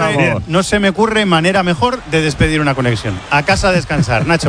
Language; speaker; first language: Spanish; native; Spanish